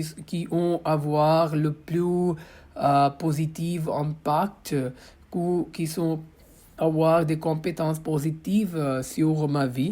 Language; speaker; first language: French; non-native, fluent; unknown